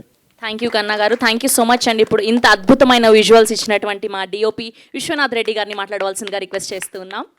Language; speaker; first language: Telugu; native; Telugu